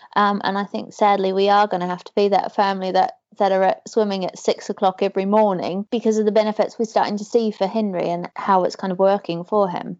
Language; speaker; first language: English; native; English